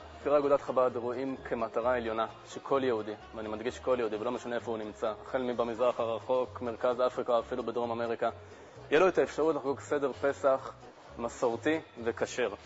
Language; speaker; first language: Hebrew; native; Hebrew